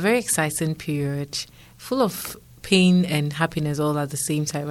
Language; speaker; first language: English; non-native, local second language; Akan